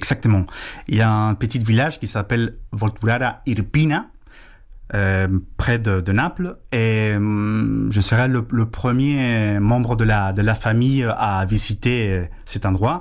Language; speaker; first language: French; non-native, fluent; Spanish